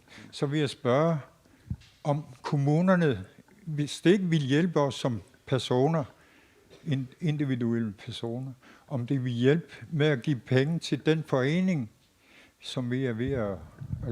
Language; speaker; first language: Danish; non-native, local second language; Kalaallisut